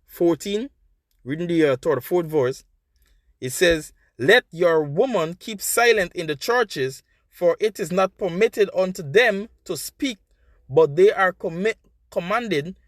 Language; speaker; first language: English; native; English